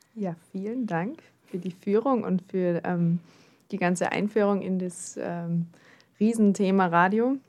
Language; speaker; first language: German; native; German